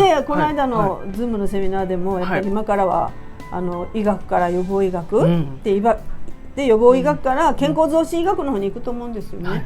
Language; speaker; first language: Japanese; native; Japanese